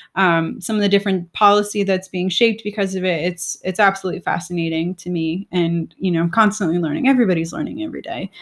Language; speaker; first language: English; native; English